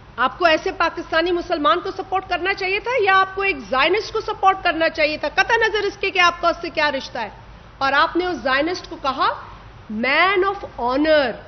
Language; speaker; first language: Urdu; non-native, local second language; Sindhi